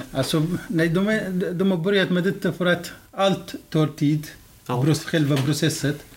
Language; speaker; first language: Swedish; non-native, fluent; Arabic